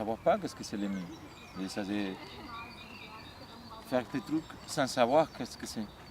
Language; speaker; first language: French; non-native, learner; Spanish